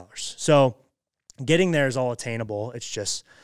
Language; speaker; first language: English; native; English